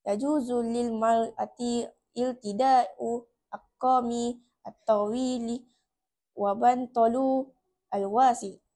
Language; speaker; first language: Arabic; non-native, learner; Malay